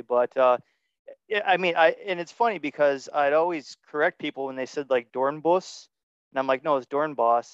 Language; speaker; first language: English; native; English